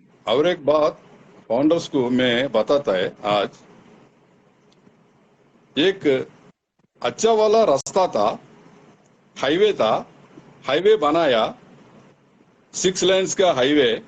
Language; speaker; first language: Hindi; non-native, local second language; Telugu